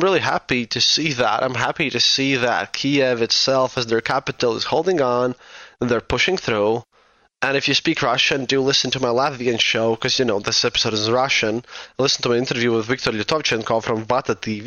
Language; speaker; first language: English; non-native, fluent; Russian